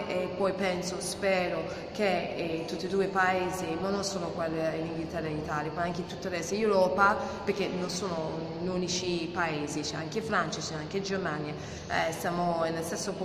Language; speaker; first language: Italian; non-native, fluent; English